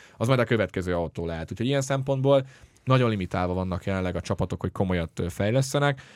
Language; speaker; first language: Hungarian; native; Hungarian